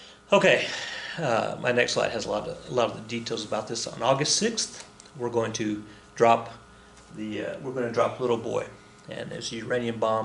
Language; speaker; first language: English; native; English